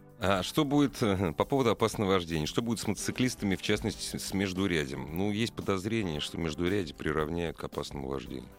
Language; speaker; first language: Russian; native; Russian